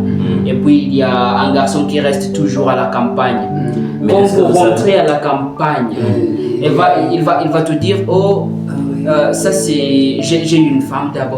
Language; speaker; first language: French; non-native, learner; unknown